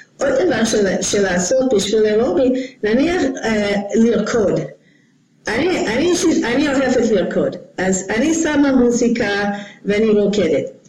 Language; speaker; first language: Hebrew; non-native, fluent; English